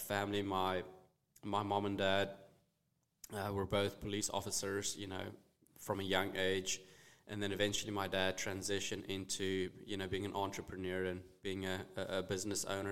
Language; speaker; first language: English; non-native, local second language; Afrikaans